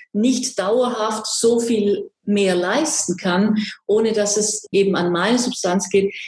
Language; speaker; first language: German; native; German